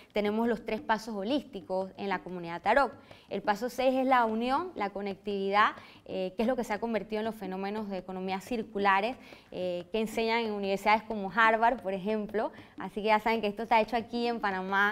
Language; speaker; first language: Spanish; native; Spanish